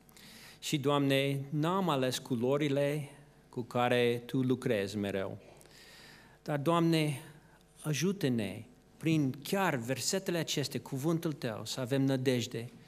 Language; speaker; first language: Romanian; non-native, fluent; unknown